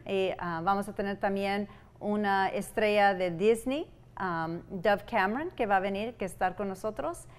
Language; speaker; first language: Spanish; early bilingual, heritage; Spanish